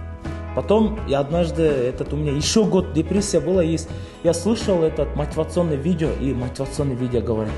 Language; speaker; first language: Russian; non-native, local second language; Kyrgyz